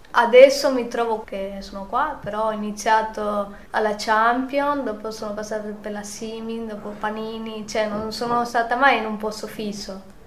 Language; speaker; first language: Italian; non-native, fluent; Spanish